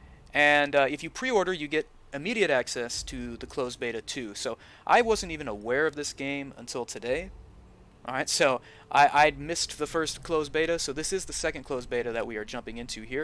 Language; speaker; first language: English; native; English